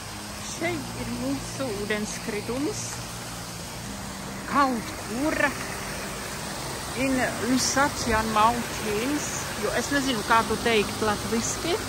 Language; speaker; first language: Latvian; non-native, learner; Czech